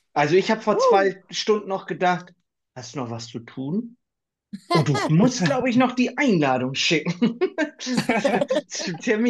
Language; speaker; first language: German; native; German